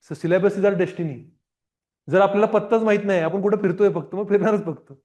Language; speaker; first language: Marathi; non-native, local second language; Gujarati